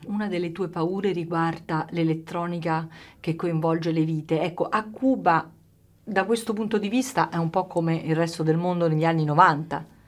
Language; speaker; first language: Italian; native; Italian